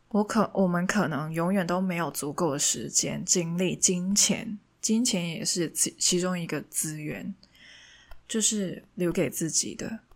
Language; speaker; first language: Chinese; non-native, local second language; Cantonese